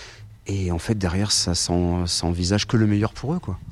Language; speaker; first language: French; native; French